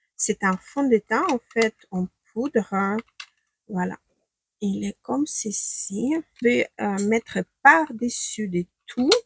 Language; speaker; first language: French; non-native, fluent; Ukrainian